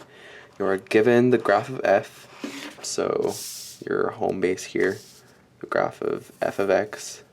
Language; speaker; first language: English; native; English